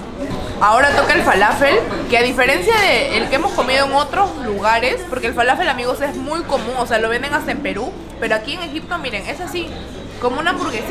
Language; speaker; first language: Spanish; native; Spanish